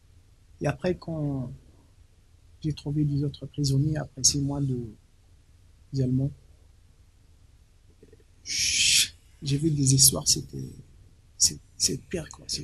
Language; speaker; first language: French; non-native, local second language; Arabic